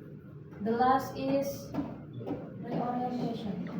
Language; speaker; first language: English; non-native, learner; Indonesian